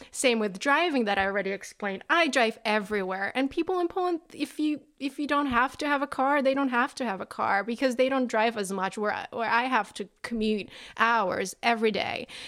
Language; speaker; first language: English; non-native, fluent; Polish